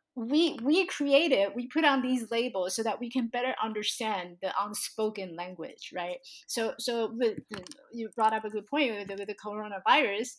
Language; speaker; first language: English; early bilingual, other home language; Chinese